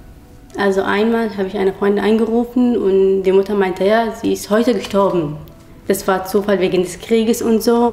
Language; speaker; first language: German; non-native, fluent; Arabic